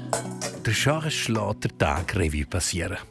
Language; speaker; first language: German; native; German